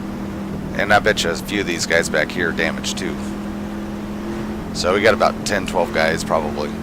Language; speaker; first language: English; native; English